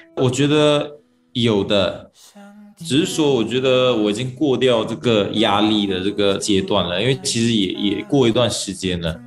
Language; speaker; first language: Chinese; non-native, local second language; Malay